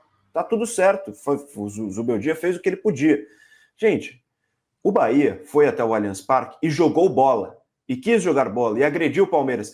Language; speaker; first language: Portuguese; native; Portuguese